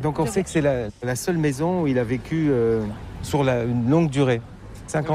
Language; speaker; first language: French; native; French